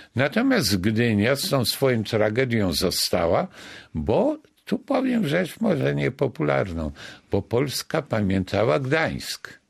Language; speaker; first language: Polish; native; Polish